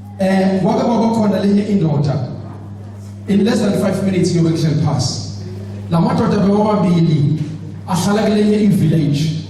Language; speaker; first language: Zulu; non-native, local second language; Swati